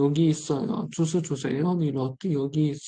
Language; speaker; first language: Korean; non-native, fluent; Uzbek